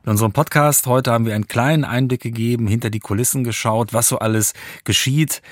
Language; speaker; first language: German; native; German